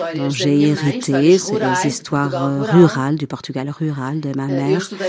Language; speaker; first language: French; non-native, fluent; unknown